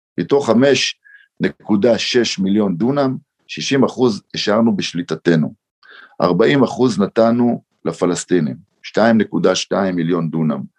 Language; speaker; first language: Hebrew; native; Hebrew